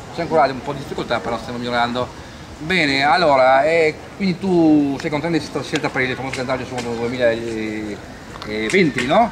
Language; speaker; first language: Italian; native; Italian